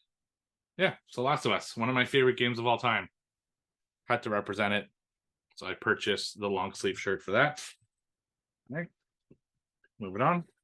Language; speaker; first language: English; native; English